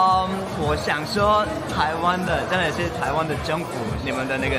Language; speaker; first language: Chinese; non-native, fluent; Turkish